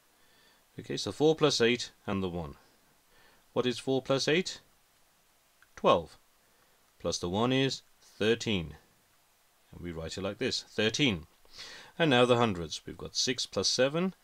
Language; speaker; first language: English; native; English